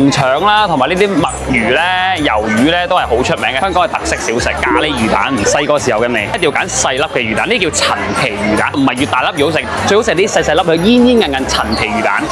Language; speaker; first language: Cantonese; native; Cantonese